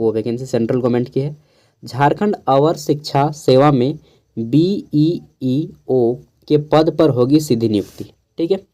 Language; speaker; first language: Hindi; native; Hindi